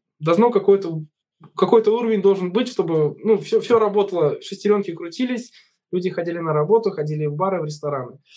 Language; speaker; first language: Russian; native; Russian